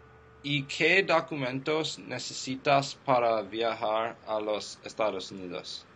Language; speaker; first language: Spanish; non-native, learner; English